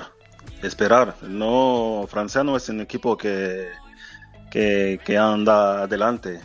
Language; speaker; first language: Spanish; non-native, fluent; French